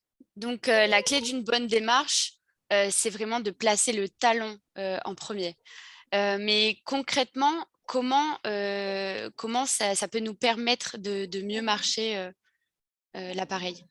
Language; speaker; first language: French; native; French